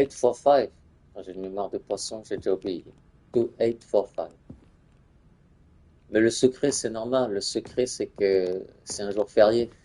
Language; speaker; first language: French; native; French